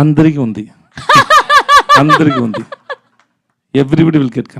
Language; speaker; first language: Telugu; non-native, learner; Tamil